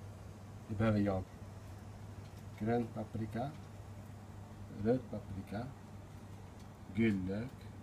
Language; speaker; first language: Swedish; non-native, fluent; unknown